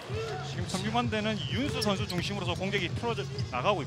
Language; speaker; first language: Korean; native; Korean